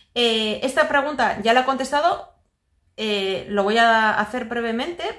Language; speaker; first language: Spanish; non-native, local second language; Basque